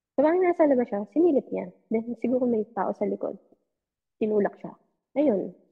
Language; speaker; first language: Filipino; native; Filipino